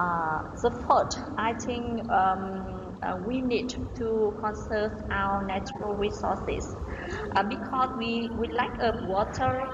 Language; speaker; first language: English; non-native, learner; Vietnamese